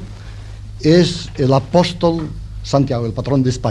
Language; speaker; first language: Spanish; non-native, local second language; Catalan